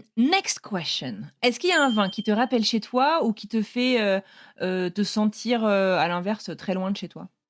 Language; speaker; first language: French; native; French